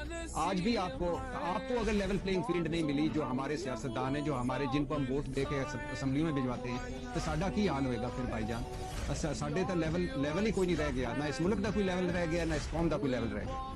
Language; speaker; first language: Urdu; non-native, local second language; Punjabi